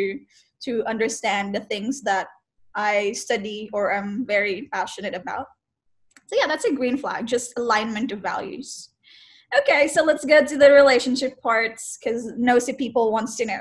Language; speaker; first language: English; non-native, local second language; Cebuano